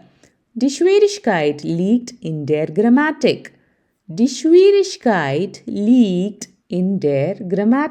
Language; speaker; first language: German; non-native, fluent; Malayalam